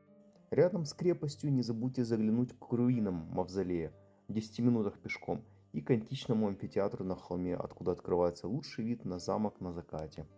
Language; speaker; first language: Russian; native; Russian